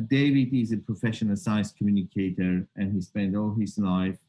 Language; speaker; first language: English; non-native, fluent; Armenian